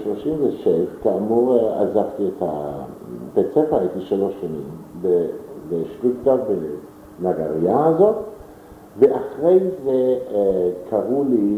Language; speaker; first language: Hebrew; non-native, fluent; German